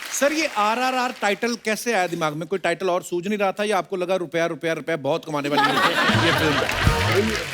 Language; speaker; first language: Hindi; non-native, local second language; Punjabi